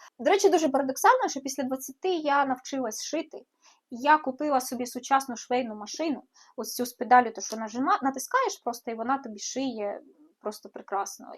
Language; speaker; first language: Ukrainian; non-native, local second language; Russian